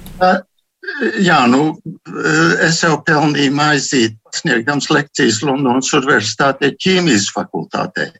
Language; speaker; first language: Latvian; early bilingual, heritage; Latvian